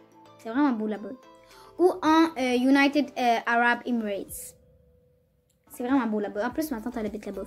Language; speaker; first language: French; native; French